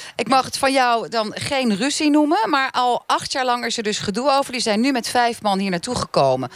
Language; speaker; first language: Dutch; native; Dutch